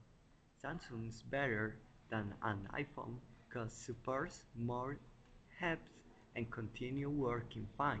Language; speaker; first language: English; non-native, learner; Spanish